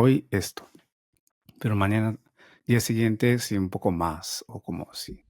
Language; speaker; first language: Spanish; non-native, fluent; Japanese